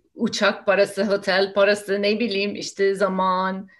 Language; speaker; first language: Turkish; non-native, fluent; English